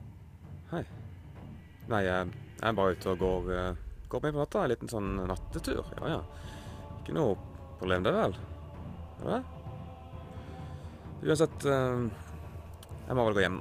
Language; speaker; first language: Norwegian; native; Norwegian